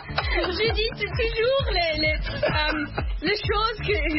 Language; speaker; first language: French; non-native, learner; Arabic